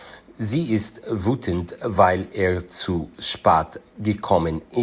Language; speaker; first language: German; non-native, fluent; Arabic